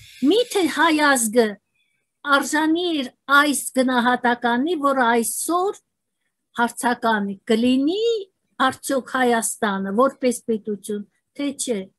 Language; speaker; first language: Armenian; non-native, local second language; Azerbaijani